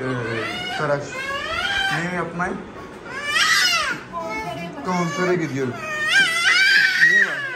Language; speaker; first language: Turkish; non-native, learner; Urdu